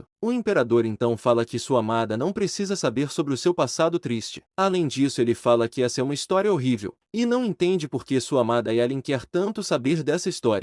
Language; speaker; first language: Portuguese; native; Portuguese